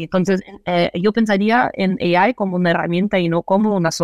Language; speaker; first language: Spanish; non-native, fluent; Portuguese